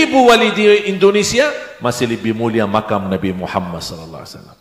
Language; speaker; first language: Indonesian; non-native, fluent; Arabic